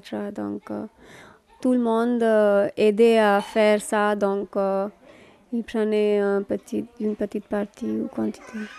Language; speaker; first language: French; non-native, fluent; Gujarati